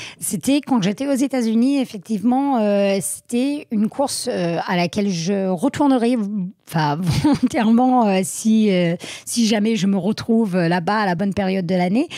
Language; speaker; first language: French; non-native, fluent; English